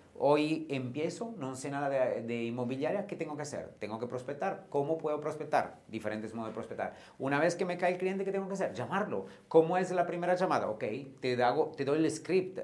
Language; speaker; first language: Spanish; non-native, fluent; Italian